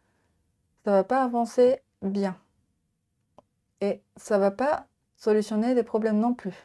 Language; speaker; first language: French; non-native, learner; Japanese